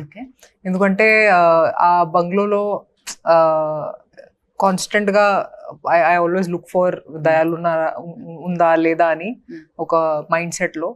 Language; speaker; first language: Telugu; non-native, fluent; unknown